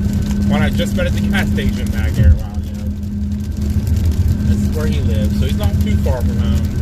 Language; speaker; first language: English; native; English